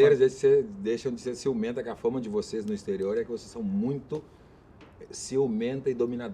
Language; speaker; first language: Portuguese; native; Portuguese